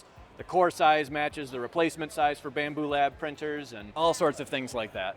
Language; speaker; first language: English; native; English